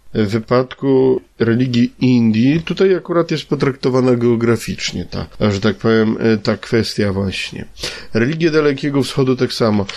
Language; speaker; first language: Polish; native; Polish